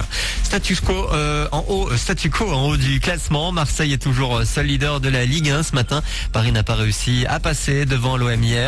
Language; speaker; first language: French; native; French